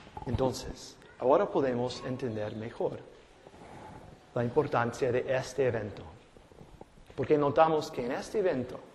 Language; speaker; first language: Spanish; non-native, fluent; English